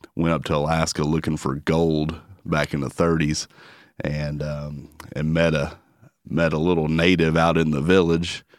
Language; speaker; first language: English; native; English